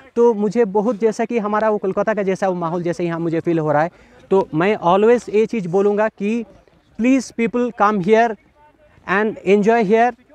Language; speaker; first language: Hindi; non-native, local second language; Bangla